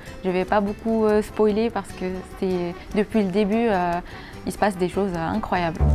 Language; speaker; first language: French; non-native, local second language; Arabic